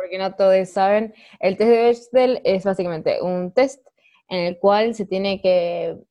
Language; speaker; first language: Spanish; native; Spanish